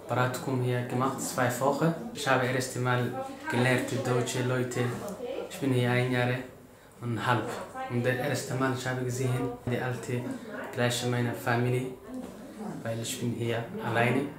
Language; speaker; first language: German; non-native, learner; Arabic